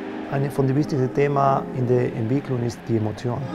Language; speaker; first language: German; non-native, fluent; Spanish